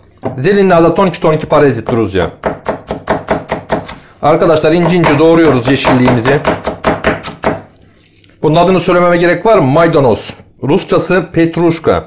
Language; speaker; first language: Turkish; native; Turkish